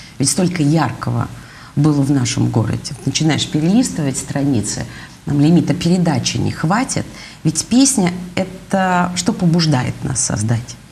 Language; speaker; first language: Russian; native; Russian